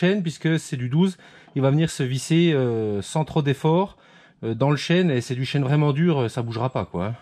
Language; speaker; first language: French; native; French